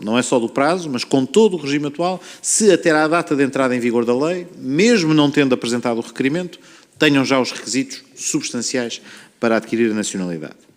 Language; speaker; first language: Portuguese; native; Portuguese